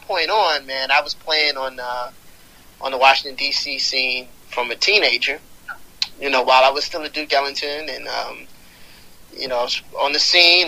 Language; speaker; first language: English; native; English